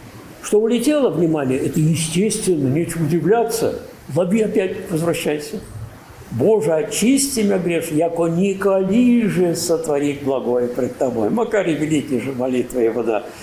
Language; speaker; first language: Russian; native; Russian